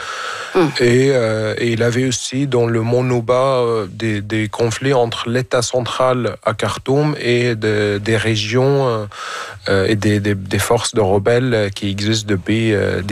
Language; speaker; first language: French; non-native, fluent; Arabic